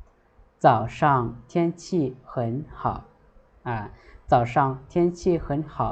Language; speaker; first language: Chinese; non-native, fluent; Lao